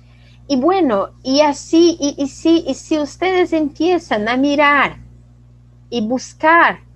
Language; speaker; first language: Spanish; non-native, fluent; Portuguese